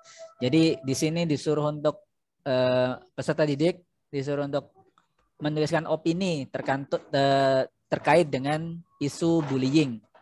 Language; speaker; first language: Indonesian; native; Indonesian